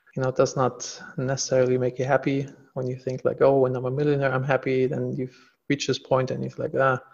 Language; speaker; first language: English; non-native, fluent; German